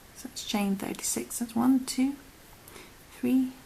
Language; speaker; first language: English; native; English